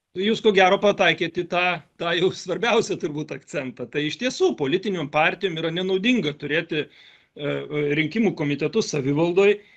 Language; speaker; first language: Lithuanian; native; Lithuanian